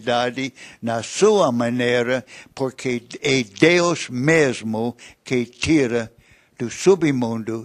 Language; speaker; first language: Portuguese; non-native, learner; English